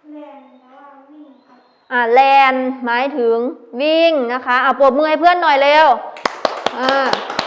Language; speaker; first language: Thai; native; Thai